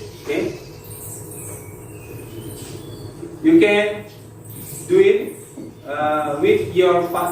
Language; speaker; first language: English; non-native, learner; Indonesian